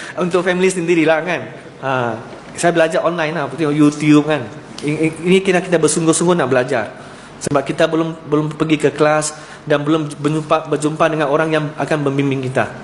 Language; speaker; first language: Malay; non-native, local second language; Chinese